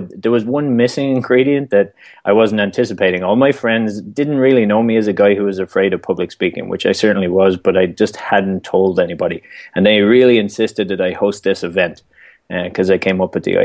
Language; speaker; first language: English; native; English